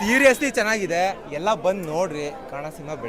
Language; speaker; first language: Kannada; native; Kannada